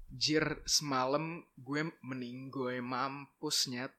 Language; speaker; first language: English; non-native, fluent; Malay